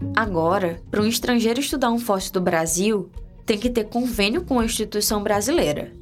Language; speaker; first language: Portuguese; native; Portuguese